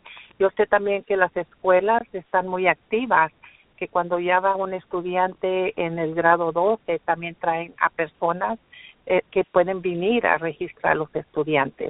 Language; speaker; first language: Spanish; early bilingual, heritage; Spanish